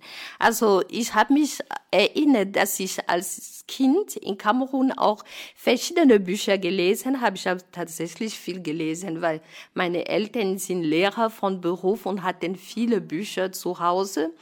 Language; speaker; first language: German; non-native, fluent; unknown